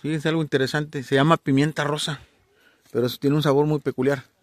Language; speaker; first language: Spanish; native; Spanish